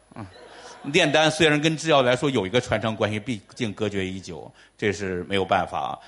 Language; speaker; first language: Chinese; native; Chinese